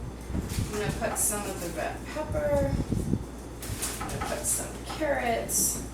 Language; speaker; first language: English; native; English